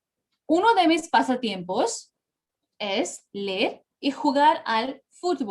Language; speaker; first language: Spanish; non-native, fluent; Bangla